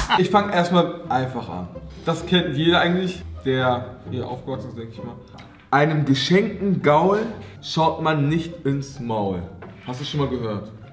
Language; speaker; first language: German; early bilingual, other home language; Turkish